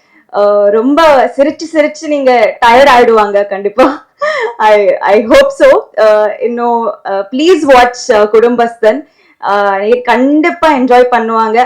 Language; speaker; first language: Tamil; non-native, learner; Telugu